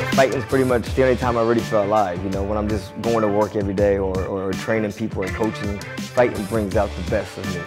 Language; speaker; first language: English; native; English